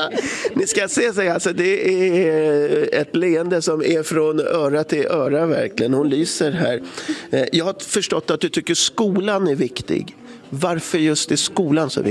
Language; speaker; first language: Swedish; native; Swedish